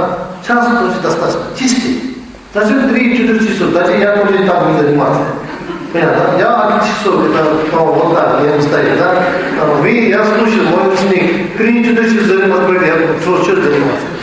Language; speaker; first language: Russian; non-native, learner; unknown